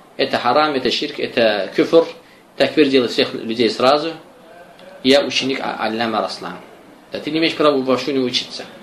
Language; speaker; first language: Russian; non-native, local second language; Azerbaijani